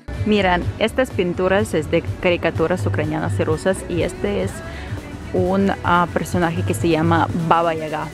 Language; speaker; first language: Spanish; non-native, fluent; Russian